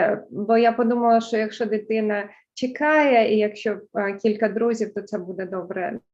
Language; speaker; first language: Ukrainian; early bilingual, heritage; English